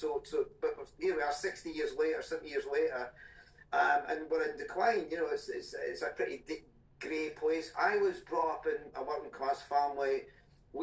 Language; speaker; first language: English; native; English